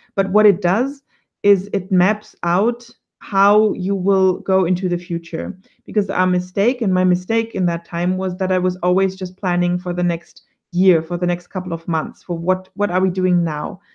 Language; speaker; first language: English; non-native, fluent; German